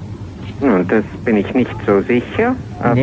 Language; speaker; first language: German; non-native, fluent; English